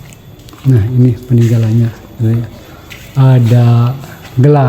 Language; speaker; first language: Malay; non-native, local second language; Sundanese